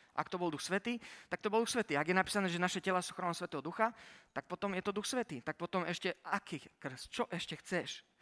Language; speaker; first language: Slovak; early bilingual, heritage; Slovak